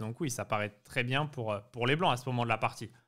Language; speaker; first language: French; native; French